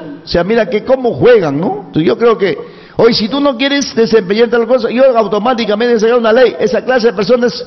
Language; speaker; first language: Spanish; native; Spanish